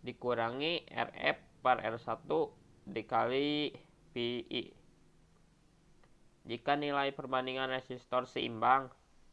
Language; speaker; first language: Indonesian; native; Indonesian